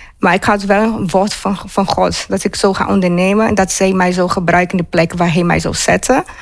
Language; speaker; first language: Dutch; non-native, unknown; Portuguese